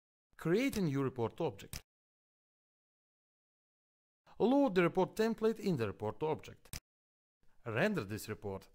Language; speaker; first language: English; non-native, fluent; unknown